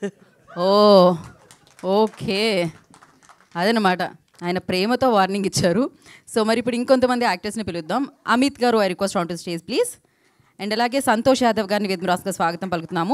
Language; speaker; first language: Telugu; native; Telugu